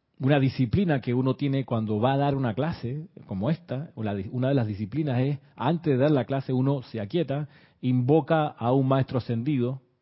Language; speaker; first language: Spanish; native; Spanish